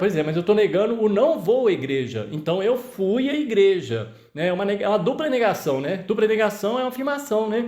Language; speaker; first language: Portuguese; native; Portuguese